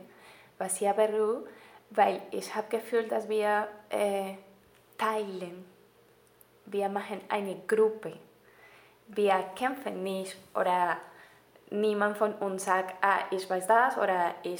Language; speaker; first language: German; non-native, learner; Spanish